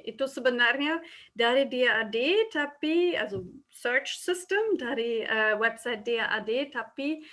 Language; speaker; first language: Indonesian; non-native, fluent; German